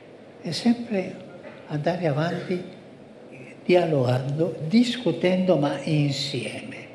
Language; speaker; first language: Italian; non-native, fluent; Spanish